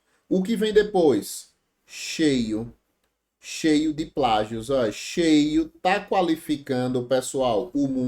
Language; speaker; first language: Portuguese; native; Portuguese